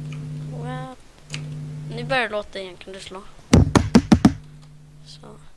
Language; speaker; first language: Swedish; native; Swedish